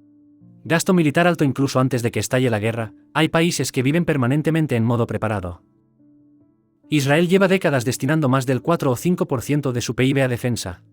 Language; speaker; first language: Spanish; native; Spanish